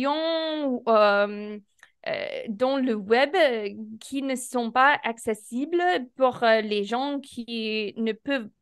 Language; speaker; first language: French; non-native, fluent; English